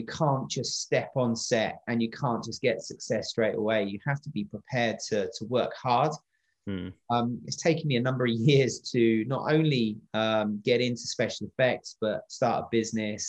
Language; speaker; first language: English; native; English